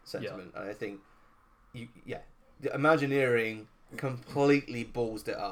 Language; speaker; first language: English; native; English